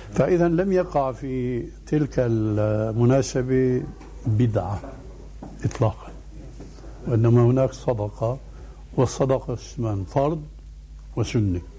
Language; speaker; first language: Arabic; early bilingual, other home language; Albanian